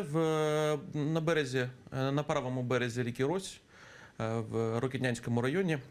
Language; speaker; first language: Ukrainian; native; Ukrainian